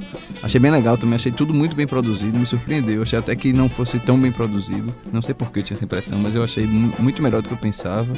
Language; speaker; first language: Portuguese; native; Portuguese